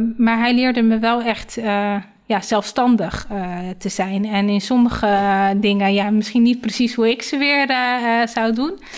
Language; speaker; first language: Dutch; native; Dutch